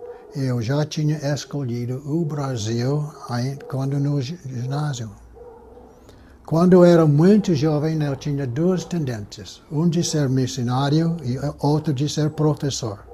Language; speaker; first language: Portuguese; non-native, fluent; English